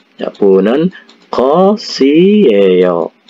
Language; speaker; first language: Korean; non-native, fluent; Indonesian